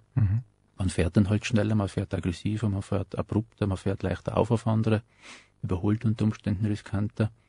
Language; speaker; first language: German; native; German